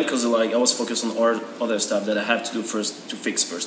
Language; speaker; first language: English; non-native, learner; French